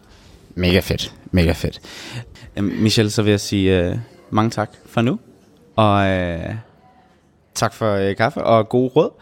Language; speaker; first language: Danish; native; Danish